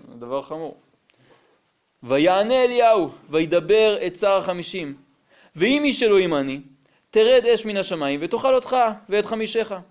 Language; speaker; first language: Hebrew; native; Hebrew